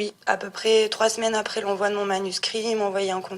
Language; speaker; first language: French; native; French